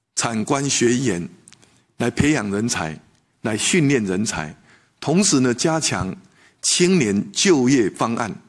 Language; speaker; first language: Chinese; native; Chinese